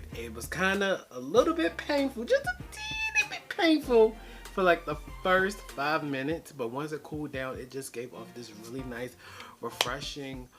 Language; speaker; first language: English; native; English